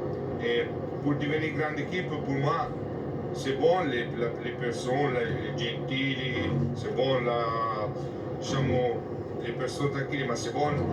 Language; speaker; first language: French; non-native, learner; Italian